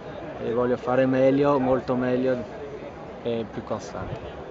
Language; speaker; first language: Italian; non-native, learner; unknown